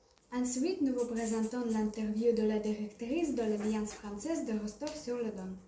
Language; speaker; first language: French; non-native, learner; Russian